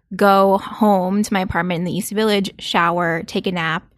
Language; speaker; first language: English; early bilingual, other home language; Korean